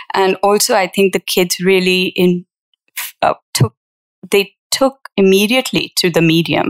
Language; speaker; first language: English; non-native, local second language; Urdu